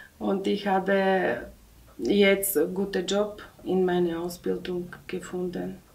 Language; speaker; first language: German; non-native, learner; Slovak